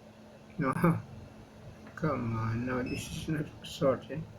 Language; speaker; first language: English; non-native, learner; Indonesian